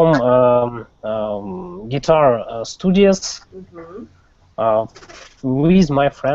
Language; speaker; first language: English; non-native, learner; Russian